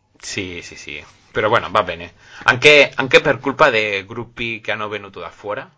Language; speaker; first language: Italian; non-native, learner; Spanish